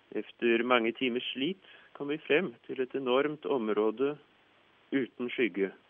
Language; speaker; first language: Norwegian; native; Norwegian